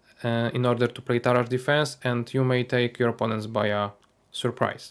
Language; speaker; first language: English; non-native, fluent; Polish